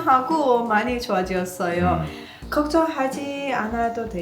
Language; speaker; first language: Korean; non-native, learner; Persian